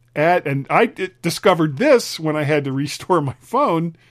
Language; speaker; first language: English; native; English